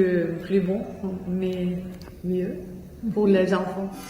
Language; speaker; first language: French; non-native, fluent; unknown